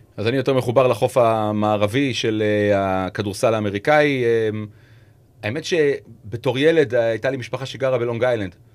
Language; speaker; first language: Hebrew; native; Hebrew